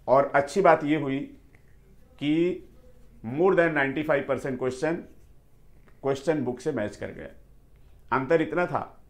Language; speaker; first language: Hindi; native; Hindi